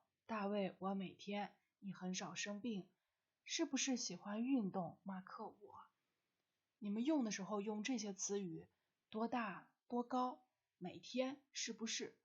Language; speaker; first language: Chinese; non-native, fluent; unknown